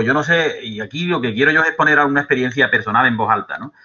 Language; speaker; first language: Spanish; native; Spanish